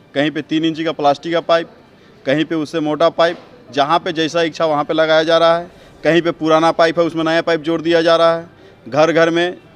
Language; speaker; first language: Hindi; native; Hindi